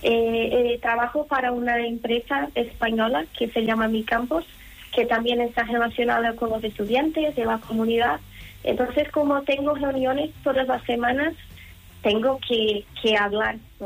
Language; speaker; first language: Spanish; non-native, learner; Portuguese